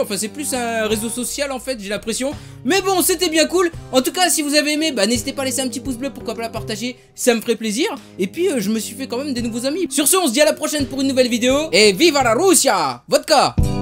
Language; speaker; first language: French; native; French